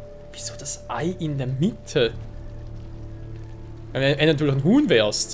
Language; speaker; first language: German; native; German